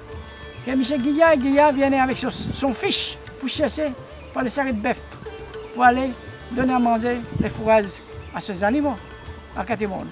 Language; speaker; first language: French; non-native, local second language; Morisyen